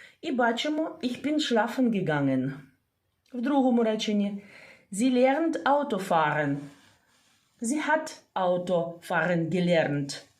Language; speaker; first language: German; non-native, fluent; Ukrainian